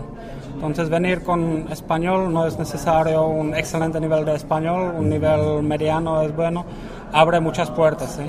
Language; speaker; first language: Spanish; non-native, fluent; Czech